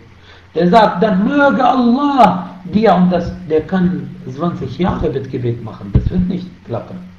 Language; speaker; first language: German; non-native, fluent; Arabic